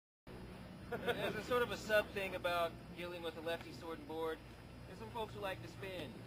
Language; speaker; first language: English; native; English